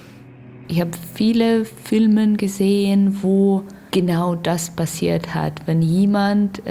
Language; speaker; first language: German; non-native, learner; Russian